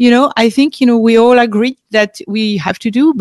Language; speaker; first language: English; non-native, fluent; French